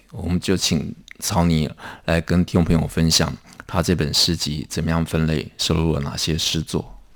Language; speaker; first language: Chinese; native; Chinese